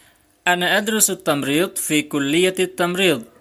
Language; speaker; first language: Arabic; non-native, fluent; Indonesian